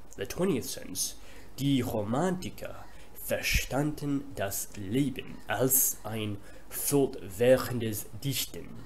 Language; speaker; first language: German; non-native, fluent; English